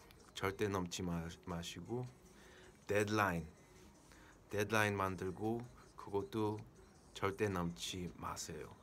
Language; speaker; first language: Korean; early bilingual, heritage; Korean